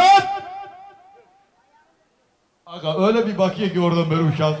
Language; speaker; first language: Turkish; native; Turkish